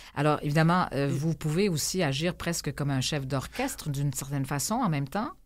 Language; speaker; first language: French; native; French